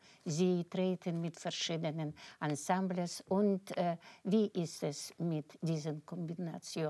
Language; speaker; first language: German; non-native, fluent; Russian